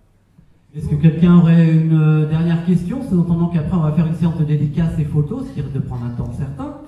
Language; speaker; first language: French; native; French